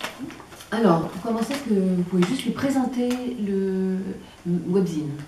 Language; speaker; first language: French; native; French